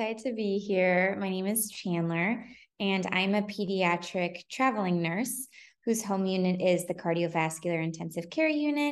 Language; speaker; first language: English; native; English